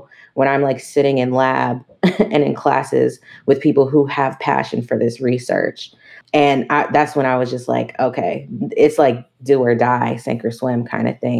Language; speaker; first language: English; native; English